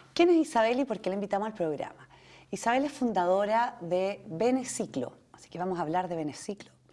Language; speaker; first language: Spanish; native; Spanish